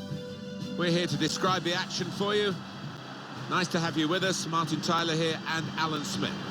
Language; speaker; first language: English; native; English